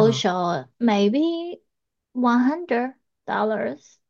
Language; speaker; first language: English; non-native, learner; Chinese